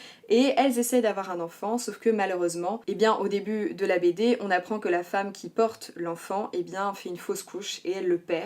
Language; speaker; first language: French; native; French